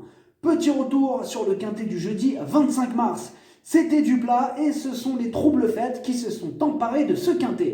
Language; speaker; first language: French; native; French